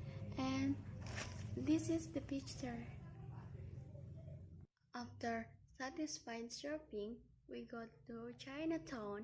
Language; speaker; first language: English; non-native, learner; Indonesian